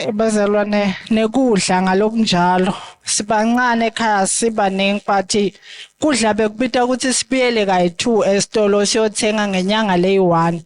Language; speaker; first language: Zulu; non-native, local second language; Swati